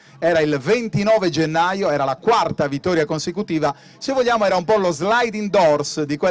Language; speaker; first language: Italian; native; Italian